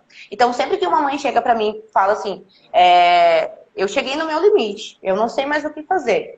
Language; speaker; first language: Portuguese; native; Portuguese